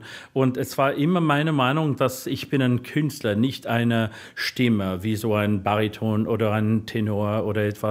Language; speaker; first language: German; non-native, fluent; English